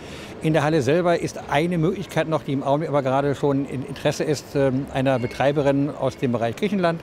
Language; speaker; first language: German; native; German